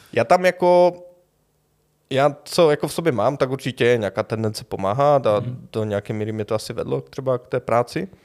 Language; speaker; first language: Czech; native; Czech